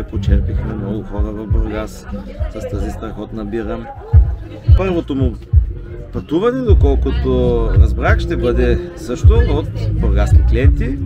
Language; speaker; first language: Bulgarian; native; Bulgarian